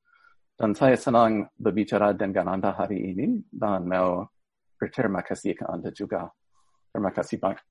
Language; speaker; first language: Indonesian; non-native, fluent; English